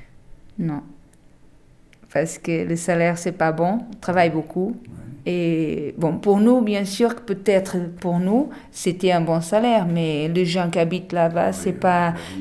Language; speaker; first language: French; non-native, learner; Portuguese